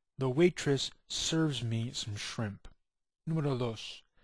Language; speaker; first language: English; native; English